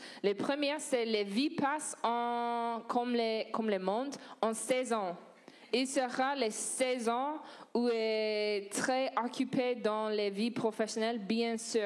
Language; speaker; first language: French; non-native, learner; English